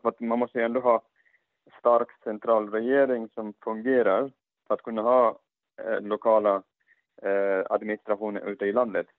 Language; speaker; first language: Swedish; non-native, fluent; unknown